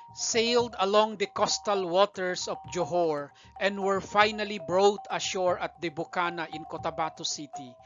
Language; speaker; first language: English; non-native, local second language; Maguindanaon